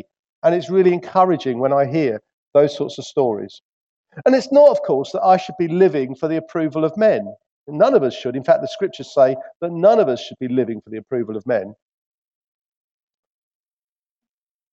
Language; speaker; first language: English; native; English